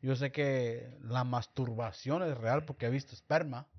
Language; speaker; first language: Spanish; early bilingual, heritage; Spanish